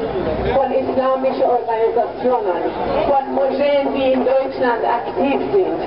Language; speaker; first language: German; non-native, fluent; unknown